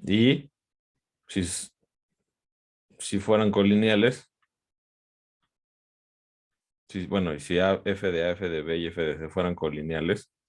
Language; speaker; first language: Spanish; native; Spanish